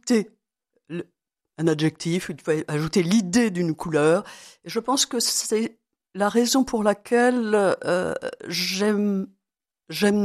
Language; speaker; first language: French; native; French